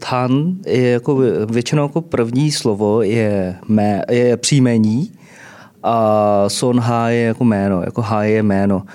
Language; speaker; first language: Czech; early bilingual, other home language; Vietnamese